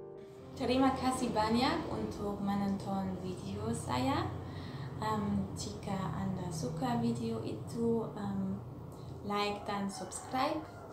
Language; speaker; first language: Indonesian; non-native, learner; German